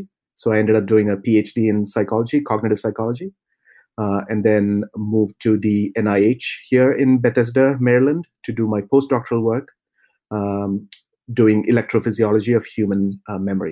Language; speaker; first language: English; non-native, local second language; Malayalam